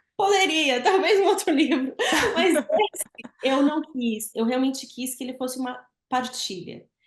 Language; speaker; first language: Portuguese; native; Portuguese